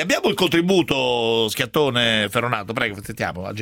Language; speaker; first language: Italian; native; Italian